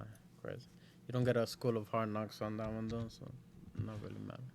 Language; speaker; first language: English; native; English